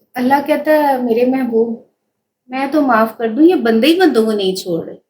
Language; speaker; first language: Urdu; non-native, local second language; Punjabi